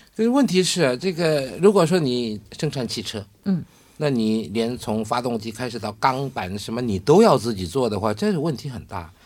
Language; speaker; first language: Chinese; non-native, fluent; Korean